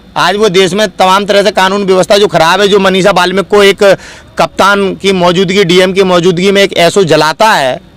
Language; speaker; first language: Hindi; native; Hindi